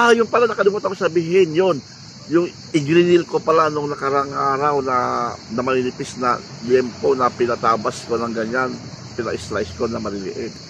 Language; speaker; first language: Filipino; native; Filipino